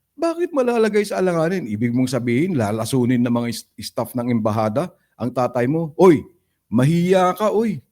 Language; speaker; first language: Filipino; native; Filipino